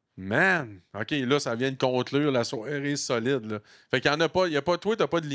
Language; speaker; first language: French; native; French